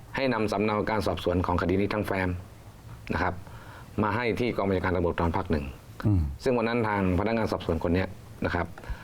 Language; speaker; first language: Thai; native; Thai